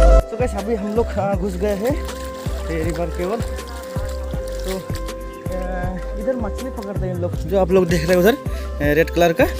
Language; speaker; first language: Hindi; non-native, local second language; Nepali